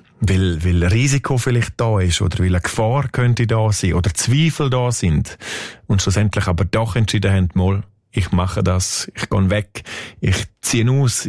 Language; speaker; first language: German; native; German